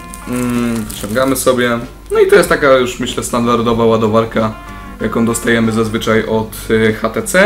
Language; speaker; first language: Polish; native; Polish